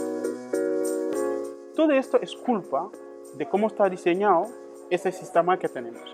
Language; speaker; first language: Spanish; non-native, fluent; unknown